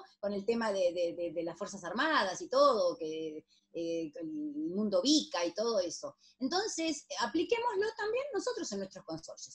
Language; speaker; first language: Spanish; native; Spanish